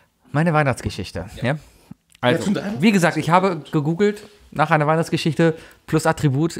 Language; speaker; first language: German; native; German